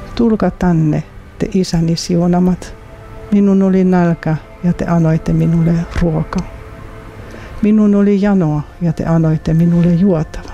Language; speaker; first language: Finnish; non-native, fluent; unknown